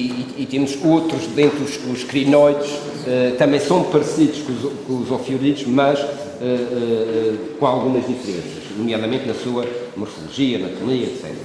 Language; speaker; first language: Portuguese; native; Portuguese